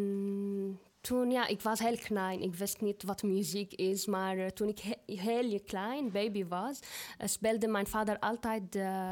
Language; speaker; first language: Dutch; non-native, learner; Arabic